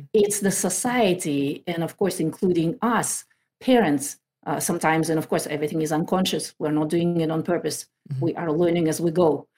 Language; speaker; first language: English; non-native, fluent; Kazakh